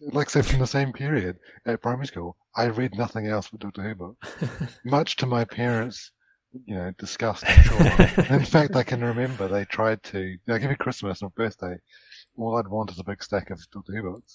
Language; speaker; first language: English; native; English